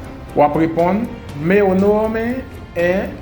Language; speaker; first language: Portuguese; non-native, fluent; Haitian Creole